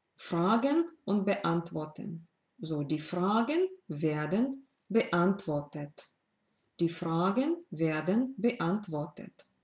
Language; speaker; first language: German; non-native, fluent; Russian